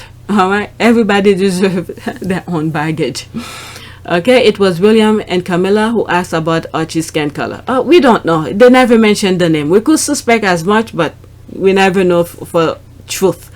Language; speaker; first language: English; non-native, fluent; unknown